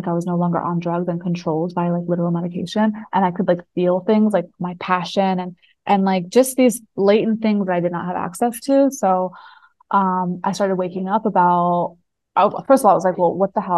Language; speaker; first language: English; native; English